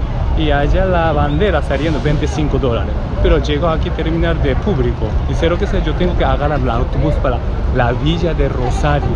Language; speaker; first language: Spanish; non-native, learner; Japanese